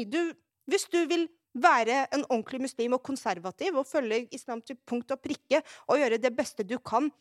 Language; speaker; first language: Norwegian; early bilingual, other home language; Arabic